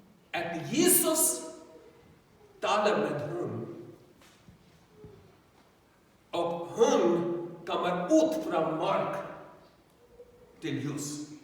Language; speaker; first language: Swedish; non-native, learner; Urdu